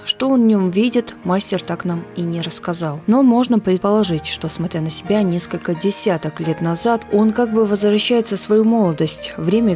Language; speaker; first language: Russian; native; Russian